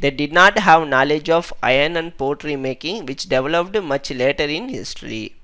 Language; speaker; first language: English; non-native, local second language; Tamil